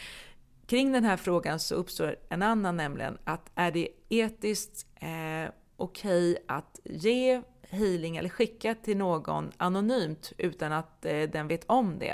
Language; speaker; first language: Swedish; native; Swedish